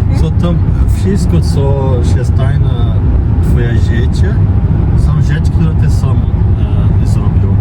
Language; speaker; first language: Polish; non-native, learner; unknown